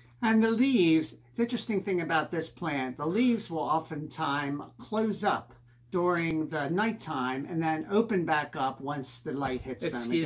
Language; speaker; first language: English; native; English